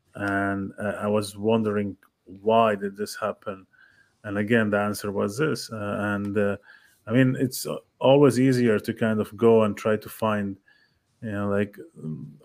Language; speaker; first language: English; non-native, fluent; Arabic